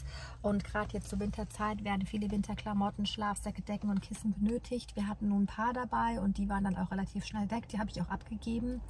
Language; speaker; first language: German; native; German